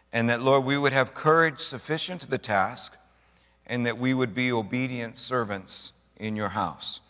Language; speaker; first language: English; native; English